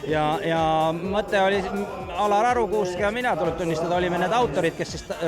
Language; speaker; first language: Estonian; native; Estonian